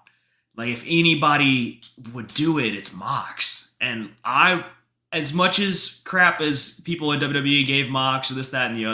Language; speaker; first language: English; native; English